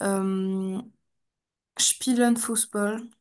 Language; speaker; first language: German; non-native, learner; French